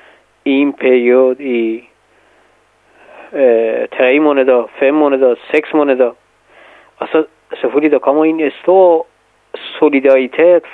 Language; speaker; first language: Danish; non-native, fluent; Persian